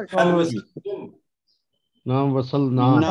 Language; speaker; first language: Arabic; non-native, learner; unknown